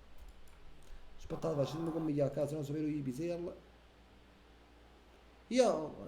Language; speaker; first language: Italian; native; Italian